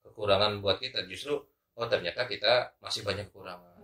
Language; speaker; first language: Indonesian; non-native, local second language; Sundanese